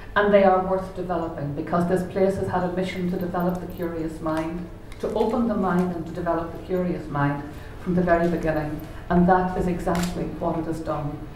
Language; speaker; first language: English; native; English